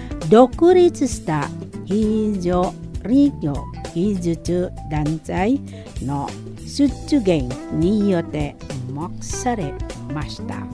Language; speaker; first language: Japanese; non-native, learner; Indonesian